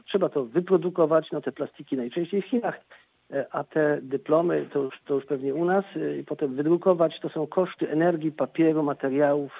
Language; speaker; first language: Polish; native; Polish